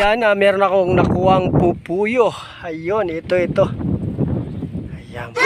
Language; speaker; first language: Filipino; non-native, local second language; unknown